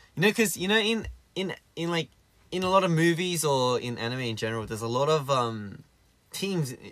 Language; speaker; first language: English; early bilingual, other home language; Korean